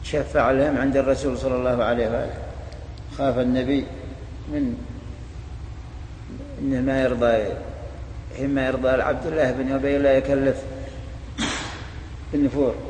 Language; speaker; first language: Arabic; native; Arabic